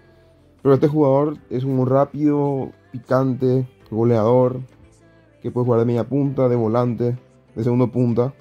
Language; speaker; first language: Spanish; native; Spanish